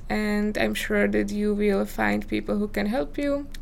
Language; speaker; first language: English; non-native, fluent; Slovak